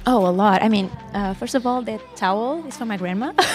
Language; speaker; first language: English; non-native, fluent; Portuguese